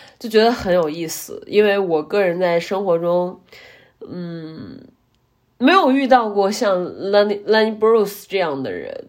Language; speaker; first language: Chinese; native; Chinese